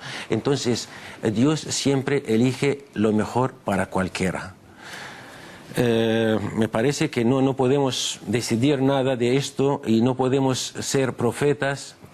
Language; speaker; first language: Spanish; non-native, fluent; Arabic